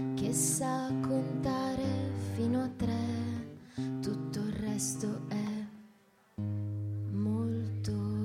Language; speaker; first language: Italian; native; Italian